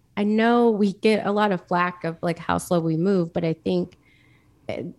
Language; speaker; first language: English; native; English